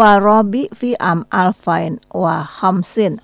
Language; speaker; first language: Arabic; non-native, fluent; Indonesian